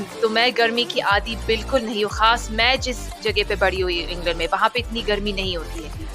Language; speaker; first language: Urdu; early bilingual, heritage; Urdu